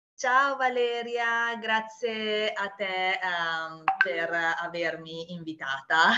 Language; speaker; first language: Italian; native; Italian